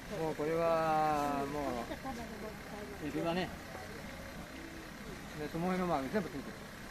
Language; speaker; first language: Japanese; native; Japanese